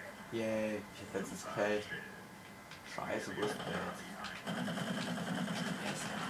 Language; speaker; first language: German; native; German